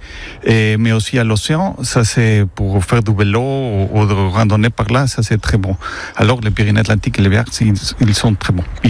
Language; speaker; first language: French; non-native, learner; Spanish